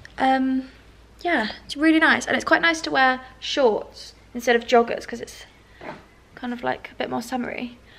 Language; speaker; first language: English; native; English